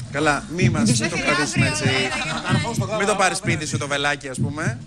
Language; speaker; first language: Greek; native; Greek